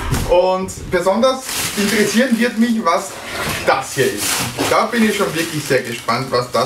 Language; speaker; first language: German; native; German